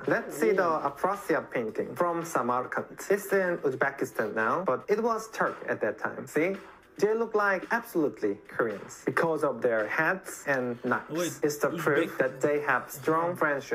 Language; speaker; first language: English; non-native, fluent; Korean